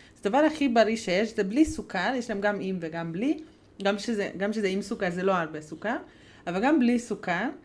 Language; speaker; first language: Hebrew; non-native, fluent; Hungarian